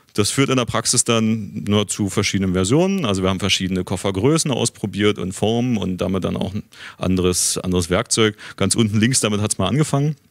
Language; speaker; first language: German; native; German